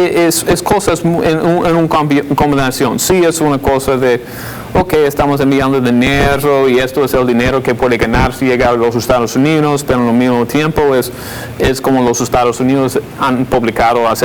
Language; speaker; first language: Spanish; non-native, fluent; English